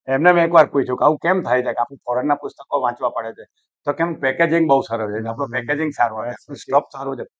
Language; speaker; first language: Gujarati; native; Gujarati